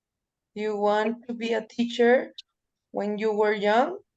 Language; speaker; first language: English; non-native, learner; Spanish